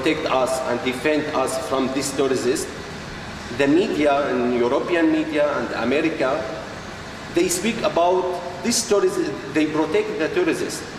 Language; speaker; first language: English; non-native, learner; Arabic